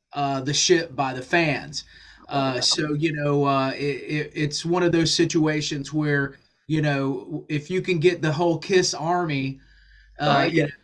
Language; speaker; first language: English; native; English